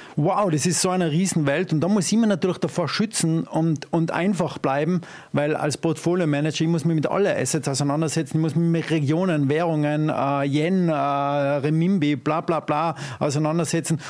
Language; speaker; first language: German; native; German